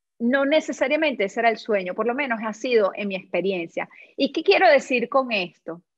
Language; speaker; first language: Spanish; native; Spanish